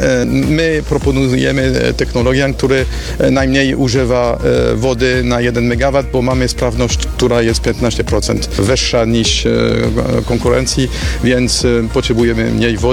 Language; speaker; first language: Polish; non-native, fluent; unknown